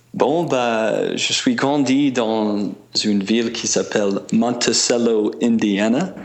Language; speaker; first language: French; non-native, fluent; English